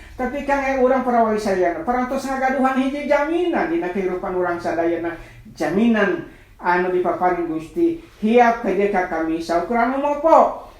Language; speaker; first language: Sundanese; non-native, local second language; Nias